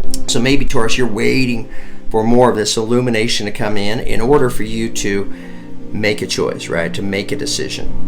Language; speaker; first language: English; native; English